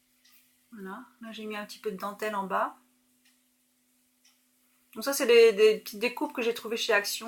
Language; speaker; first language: French; native; French